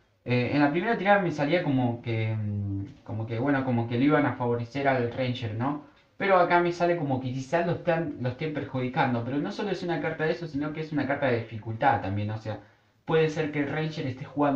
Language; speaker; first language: Spanish; native; Spanish